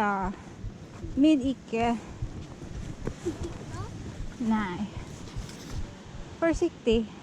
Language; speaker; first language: Norwegian; non-native, learner; Filipino